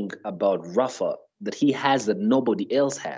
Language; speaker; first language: English; non-native, local second language; Ganda